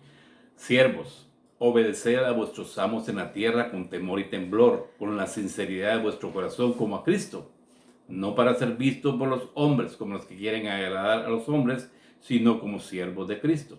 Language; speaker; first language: Spanish; native; Spanish